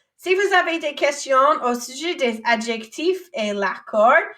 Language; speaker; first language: French; non-native, fluent; English